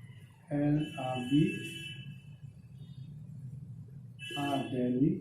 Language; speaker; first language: French; non-native, fluent; Hindi